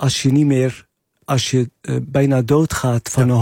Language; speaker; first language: Dutch; non-native, fluent; Arabic